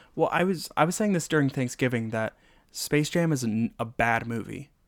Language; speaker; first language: English; native; English